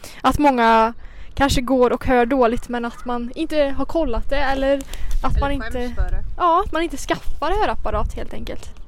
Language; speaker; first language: Swedish; native; Swedish